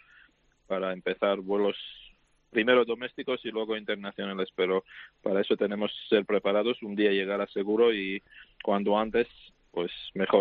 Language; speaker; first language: Spanish; non-native, fluent; Georgian